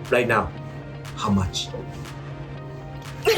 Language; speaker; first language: English; non-native, learner; Japanese